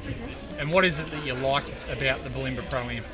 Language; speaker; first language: English; native; English